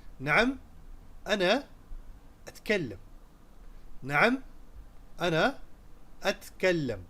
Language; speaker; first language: Arabic; non-native, fluent; Urdu